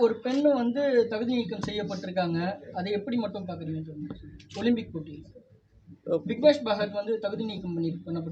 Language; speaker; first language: Tamil; native; Tamil